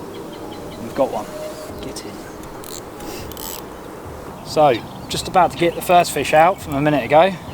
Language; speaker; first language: English; native; English